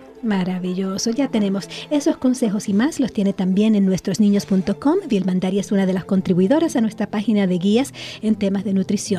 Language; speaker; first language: Spanish; native; Spanish